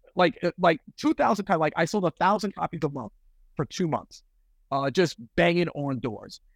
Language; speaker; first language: English; native; English